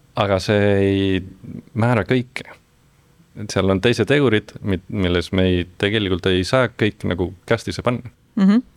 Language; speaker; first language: Estonian; non-native, fluent; Spanish